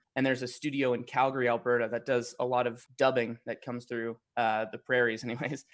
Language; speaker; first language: English; native; English